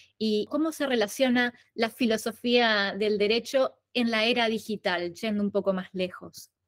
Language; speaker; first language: Spanish; native; Spanish